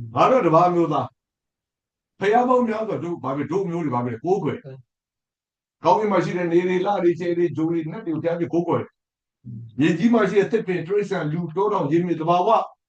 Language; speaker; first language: Burmese; non-native, local second language; S'gaw Karen